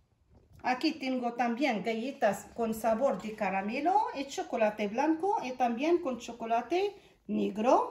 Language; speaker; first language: Spanish; non-native, learner; Arabic